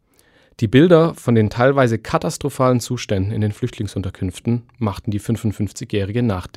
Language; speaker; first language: German; native; German